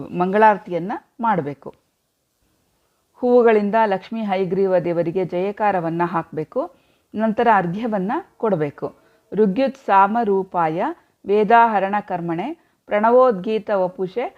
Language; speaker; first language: Kannada; native; Kannada